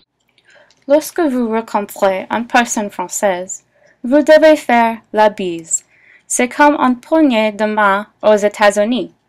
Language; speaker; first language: French; non-native, learner; English